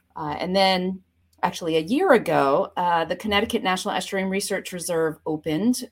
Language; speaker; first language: English; native; English